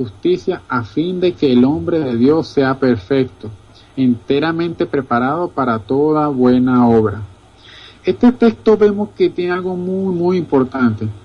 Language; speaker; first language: Spanish; native; Spanish